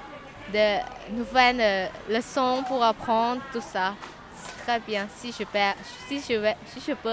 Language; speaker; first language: French; non-native, learner; Lao